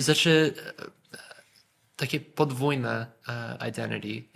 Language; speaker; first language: Polish; early bilingual, heritage; Polish